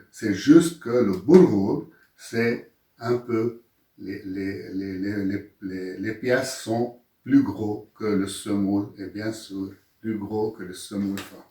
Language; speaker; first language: French; non-native, local second language; Arabic